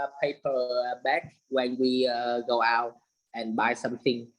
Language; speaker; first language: English; non-native, learner; Vietnamese